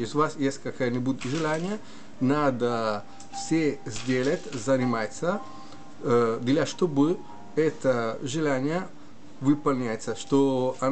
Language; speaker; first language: Russian; non-native, learner; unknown